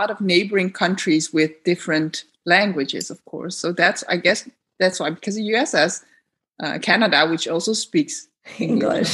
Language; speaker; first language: English; non-native, fluent; Dutch